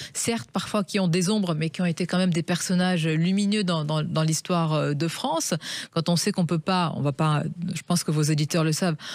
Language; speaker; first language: French; non-native, local second language; Arabic